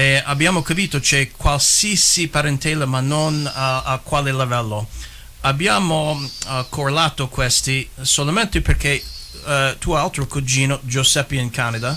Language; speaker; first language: Italian; early bilingual, heritage; English